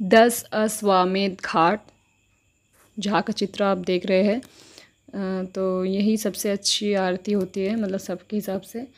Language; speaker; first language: Hindi; non-native, local second language; Bangla